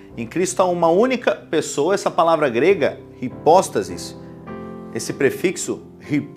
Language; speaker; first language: Portuguese; native; Portuguese